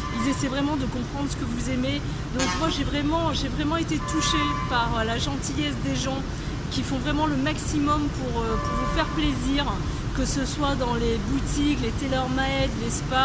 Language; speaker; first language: French; native; French